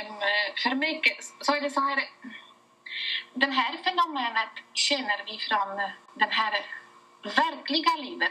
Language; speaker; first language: Swedish; non-native, fluent; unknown